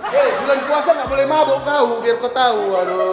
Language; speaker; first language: Indonesian; native; Indonesian